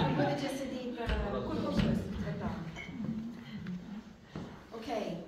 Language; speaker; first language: Ukrainian; non-native, learner; English